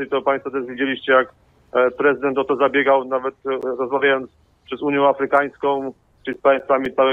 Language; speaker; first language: Polish; native; Polish